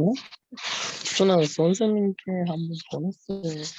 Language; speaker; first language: Korean; non-native, learner; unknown